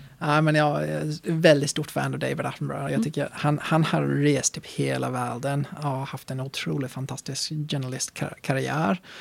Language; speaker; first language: Swedish; non-native, fluent; English